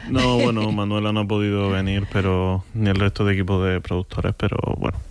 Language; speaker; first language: Spanish; native; Spanish